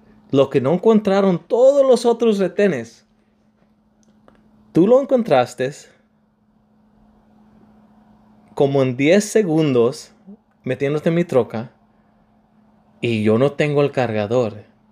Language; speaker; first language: Spanish; early bilingual, heritage; Spanish